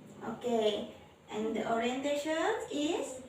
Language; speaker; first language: English; non-native, learner; Indonesian